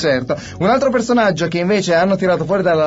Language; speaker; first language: Italian; native; Italian